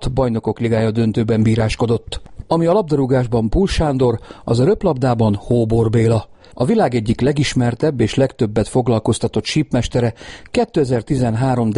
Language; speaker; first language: Hungarian; native; Hungarian